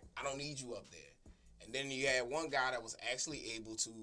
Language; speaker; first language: English; native; English